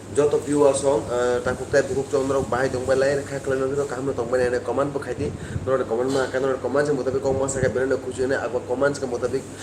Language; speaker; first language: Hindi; non-native, local second language; Kok Borok